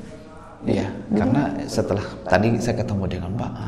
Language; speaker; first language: Indonesian; native; Indonesian